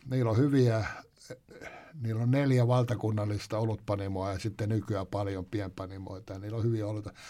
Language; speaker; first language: Finnish; native; Finnish